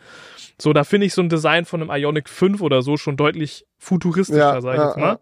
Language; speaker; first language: German; native; German